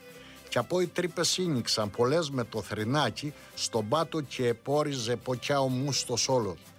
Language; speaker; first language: Greek; native; Greek